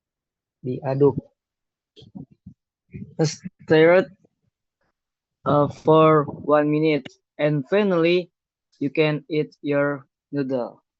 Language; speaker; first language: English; non-native, learner; Indonesian